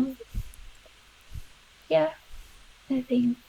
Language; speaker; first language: English; non-native, learner; Vietnamese